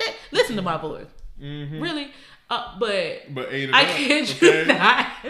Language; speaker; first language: English; native; English